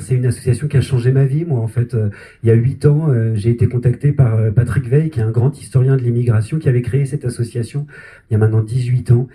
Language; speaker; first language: French; native; French